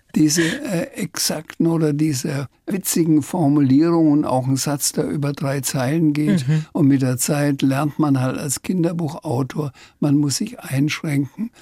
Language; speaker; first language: German; native; German